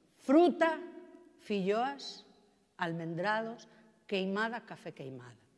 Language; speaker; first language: Galician; native; Galician